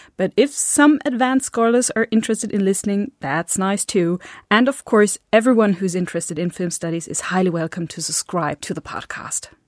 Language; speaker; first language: English; non-native, fluent; German